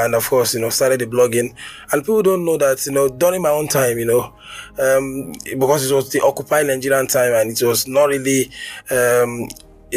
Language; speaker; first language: English; non-native, local second language; Yoruba